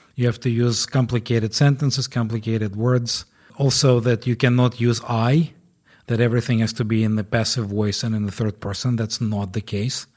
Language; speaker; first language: English; non-native, fluent; Ukrainian